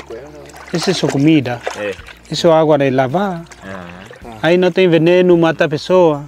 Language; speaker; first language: Portuguese; non-native, learner; Vietnamese